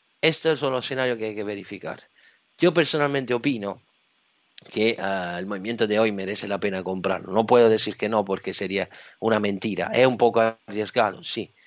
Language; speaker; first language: Spanish; non-native, fluent; Italian